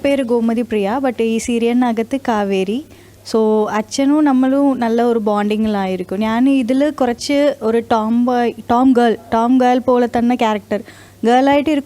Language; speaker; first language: Malayalam; non-native, fluent; Tamil